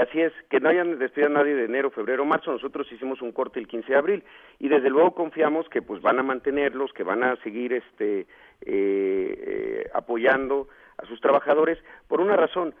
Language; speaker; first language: Spanish; native; Spanish